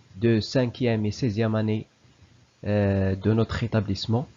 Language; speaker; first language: French; non-native, local second language; Arabic